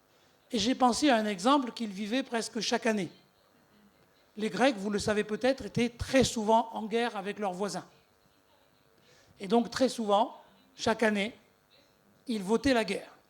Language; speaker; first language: French; native; French